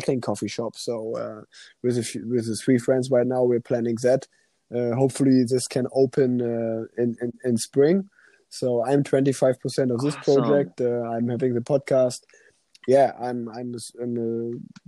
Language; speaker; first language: English; non-native, fluent; German